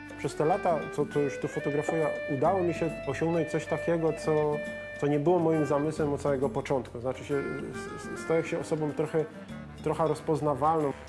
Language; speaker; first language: Polish; native; Polish